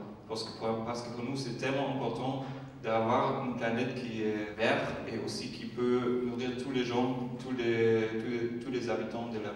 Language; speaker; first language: French; non-native, fluent; German